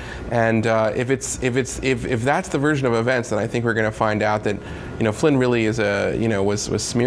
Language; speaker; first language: English; native; English